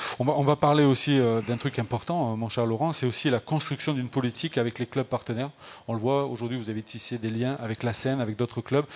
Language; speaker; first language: French; native; French